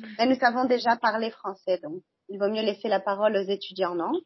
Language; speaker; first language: French; native; French